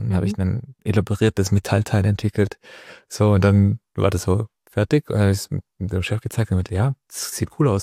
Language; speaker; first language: German; native; German